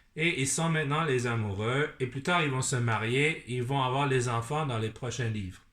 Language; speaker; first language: French; non-native, learner; English